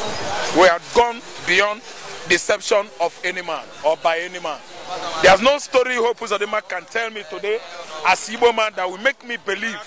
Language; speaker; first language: English; non-native, local second language; Igbo